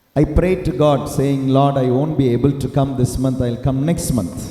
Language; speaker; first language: English; non-native, local second language; Tamil